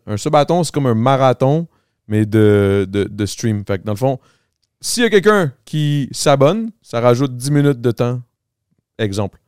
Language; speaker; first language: French; native; French